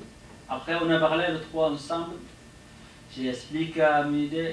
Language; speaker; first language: French; non-native, learner; Arabic